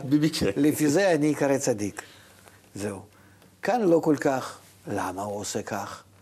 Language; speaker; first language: Hebrew; non-native, fluent; Russian